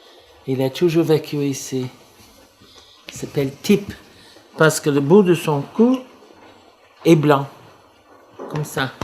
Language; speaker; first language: French; non-native, fluent; English